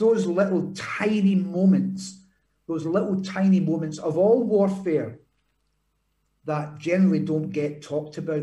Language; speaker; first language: English; native; English